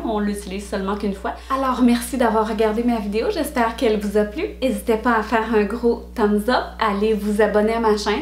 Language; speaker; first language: French; native; French